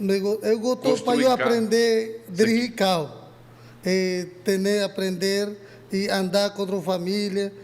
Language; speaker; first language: Portuguese; non-native, learner; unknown